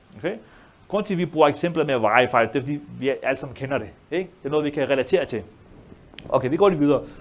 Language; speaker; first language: Danish; early bilingual, other home language; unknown